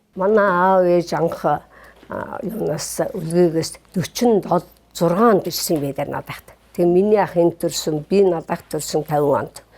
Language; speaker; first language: Mongolian; non-native, local second language; Kazakh